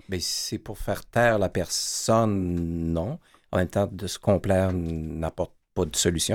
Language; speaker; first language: French; native; French